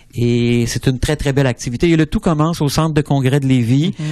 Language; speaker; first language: French; native; French